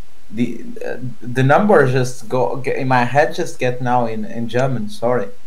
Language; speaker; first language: English; non-native, fluent; Spanish